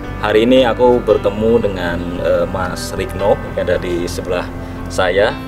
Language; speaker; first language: Indonesian; native; Indonesian